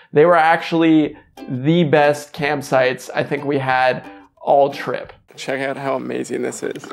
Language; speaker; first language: English; native; English